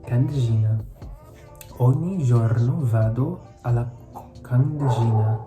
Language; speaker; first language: Italian; non-native, learner; English